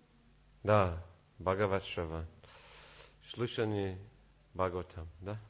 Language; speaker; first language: Russian; non-native, learner; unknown